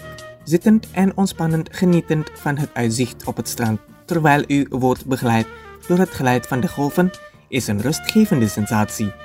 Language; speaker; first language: Dutch; non-native, fluent; Indonesian